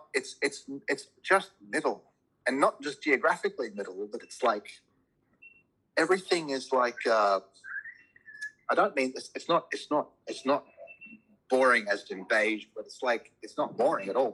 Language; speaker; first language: English; native; English